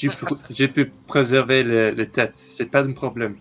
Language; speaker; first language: French; non-native, learner; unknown